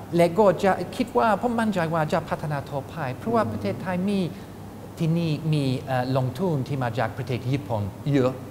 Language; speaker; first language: Thai; non-native, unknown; English